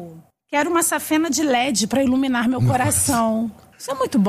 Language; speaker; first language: Portuguese; native; Portuguese